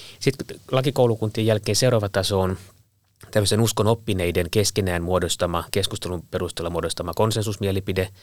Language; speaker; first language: Finnish; native; Finnish